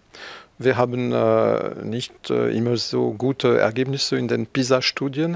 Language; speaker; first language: German; non-native, fluent; French